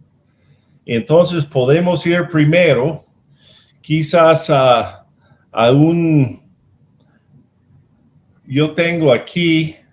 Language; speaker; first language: Spanish; non-native, fluent; English